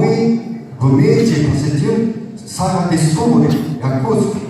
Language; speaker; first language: Russian; non-native, learner; Japanese